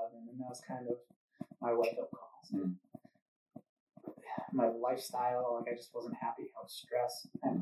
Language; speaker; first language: English; native; English